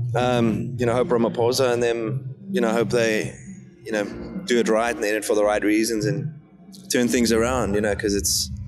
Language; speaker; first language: English; native; English